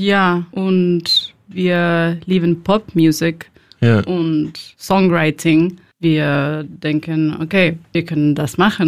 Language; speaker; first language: German; non-native, learner; Spanish